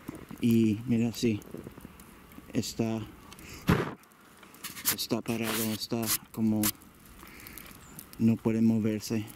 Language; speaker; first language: Spanish; early bilingual, heritage; Spanish